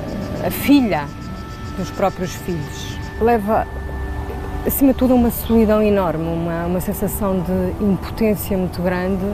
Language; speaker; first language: Portuguese; native; Portuguese